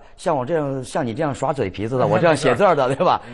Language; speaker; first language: Chinese; native; Chinese